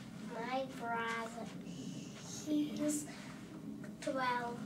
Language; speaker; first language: English; non-native, learner; Russian